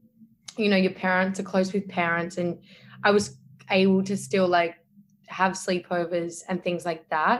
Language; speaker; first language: English; native; English